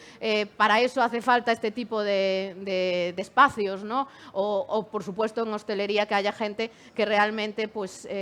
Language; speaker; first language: Spanish; native; Spanish